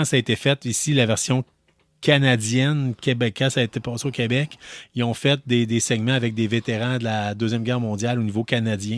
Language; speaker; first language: French; native; French